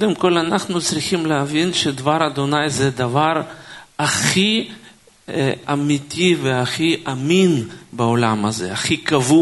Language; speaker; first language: Hebrew; non-native, fluent; Russian